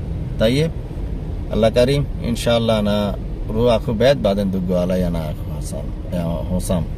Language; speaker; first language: Arabic; non-native, learner; Bangla